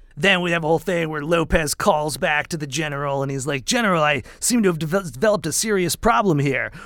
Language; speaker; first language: English; native; English